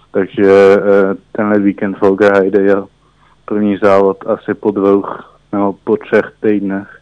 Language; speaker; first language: Czech; early bilingual, heritage; Czech